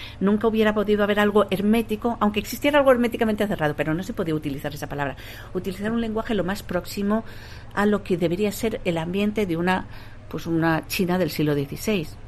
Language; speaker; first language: Spanish; native; Spanish